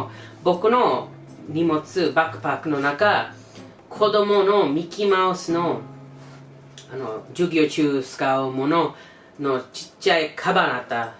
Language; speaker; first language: Japanese; non-native, learner; English